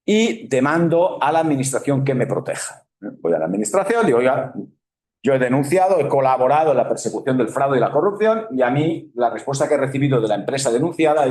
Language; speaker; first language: Spanish; native; Spanish